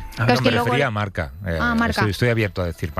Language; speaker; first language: Spanish; native; Spanish